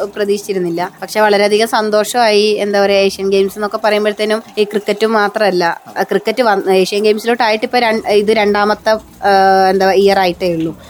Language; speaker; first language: Malayalam; native; Malayalam